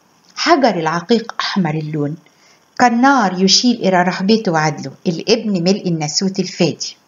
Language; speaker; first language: Arabic; native; Arabic